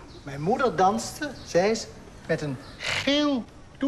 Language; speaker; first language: Dutch; native; Dutch